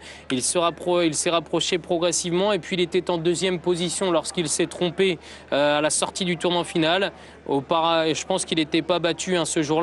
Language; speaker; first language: French; native; French